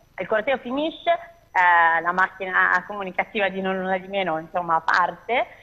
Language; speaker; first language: Italian; early bilingual, other home language; Tigrinya